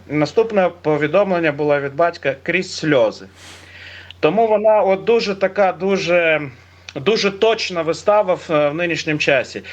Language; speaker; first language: Ukrainian; native; Ukrainian